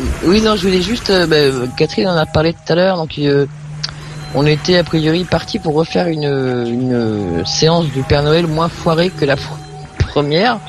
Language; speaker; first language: French; native; French